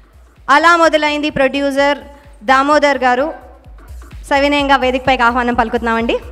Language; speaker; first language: Telugu; native; Telugu